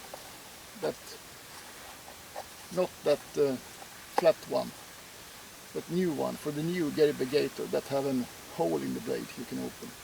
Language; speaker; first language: English; non-native, fluent; Swedish